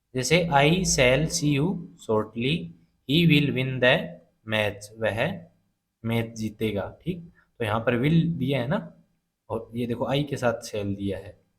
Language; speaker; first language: Hindi; native; Hindi